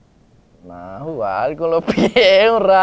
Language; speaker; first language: Spanish; native; Spanish